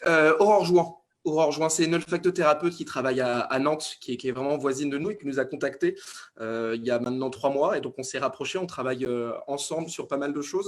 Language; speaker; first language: French; native; French